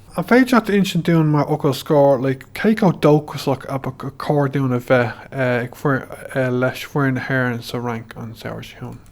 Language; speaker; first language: Irish; non-native, local second language; English